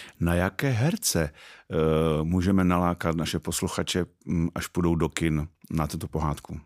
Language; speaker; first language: Czech; native; Czech